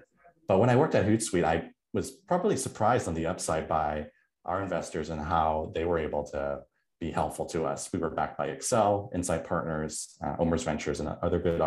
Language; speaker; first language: English; native; English